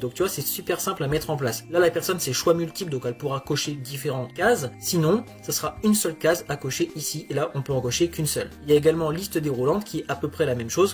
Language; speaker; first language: French; native; French